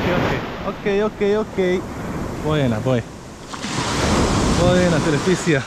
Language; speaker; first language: Hebrew; native; Hebrew